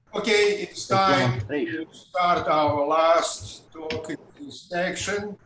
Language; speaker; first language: English; non-native, fluent; Russian